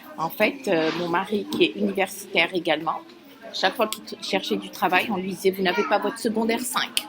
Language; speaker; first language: French; non-native, local second language; Kabyle